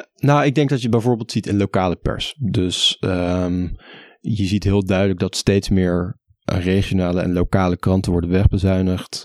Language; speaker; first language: Dutch; native; Dutch